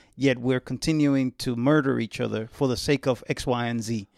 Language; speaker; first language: English; early bilingual, other home language; Spanish